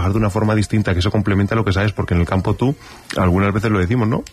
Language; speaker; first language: Spanish; native; Spanish